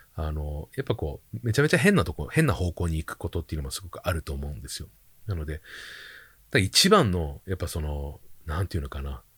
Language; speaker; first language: Japanese; early bilingual, heritage; Japanese